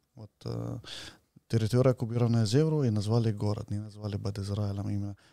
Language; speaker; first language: Russian; non-native, fluent; Arabic